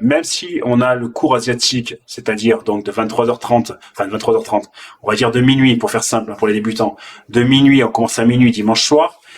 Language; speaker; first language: French; native; French